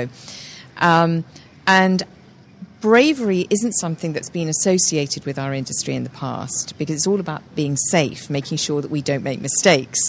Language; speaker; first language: English; native; English